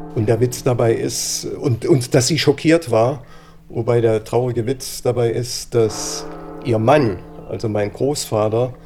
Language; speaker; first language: German; native; German